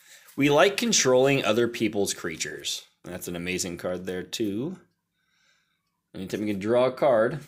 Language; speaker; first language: English; native; English